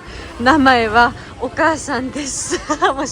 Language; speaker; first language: Japanese; non-native, fluent; Georgian